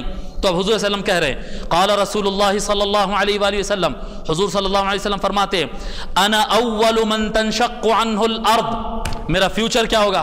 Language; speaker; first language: Urdu; native; Urdu